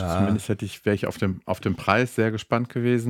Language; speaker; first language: German; native; German